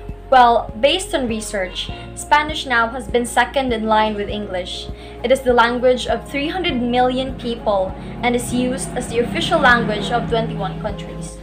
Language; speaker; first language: English; non-native, local second language; Cebuano